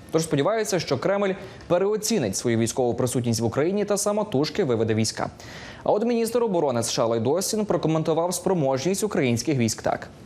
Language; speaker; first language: Ukrainian; native; Ukrainian